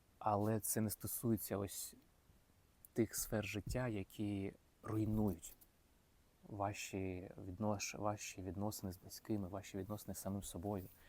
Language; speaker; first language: Ukrainian; non-native, local second language; Russian